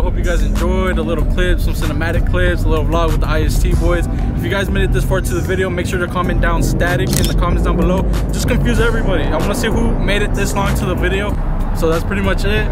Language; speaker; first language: English; early bilingual, other home language; Spanish